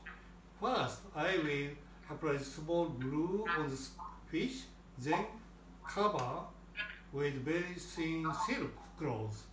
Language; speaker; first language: English; non-native, learner; Japanese